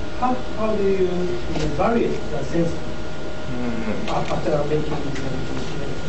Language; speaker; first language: English; non-native, fluent; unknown